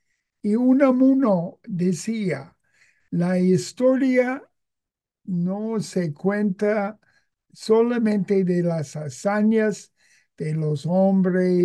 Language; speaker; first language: Spanish; non-native, fluent; English